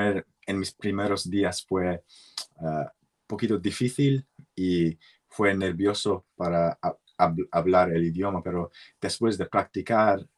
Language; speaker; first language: Spanish; non-native, learner; English